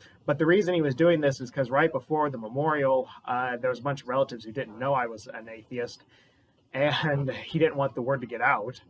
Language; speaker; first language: English; native; English